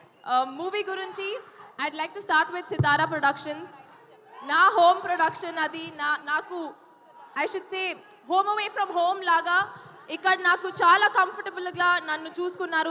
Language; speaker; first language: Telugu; non-native, fluent; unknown